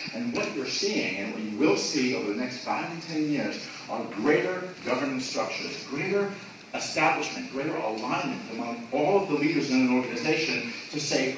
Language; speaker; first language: English; native; English